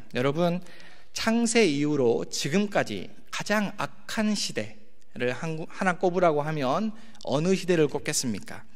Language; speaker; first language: Korean; native; Korean